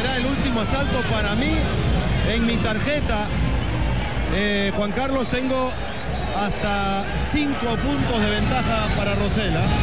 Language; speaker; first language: Spanish; native; Spanish